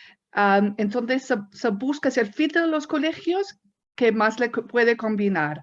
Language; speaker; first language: Spanish; non-native, fluent; English